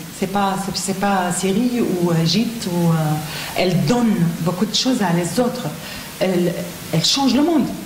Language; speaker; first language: French; non-native, fluent; Arabic